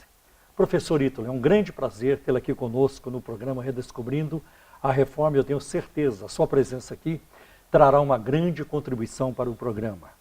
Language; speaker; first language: Portuguese; native; Portuguese